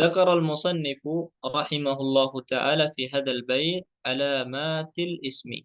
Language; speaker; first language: Arabic; non-native, fluent; Indonesian